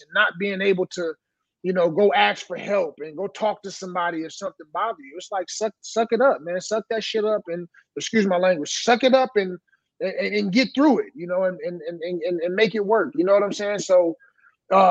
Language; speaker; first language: English; native; English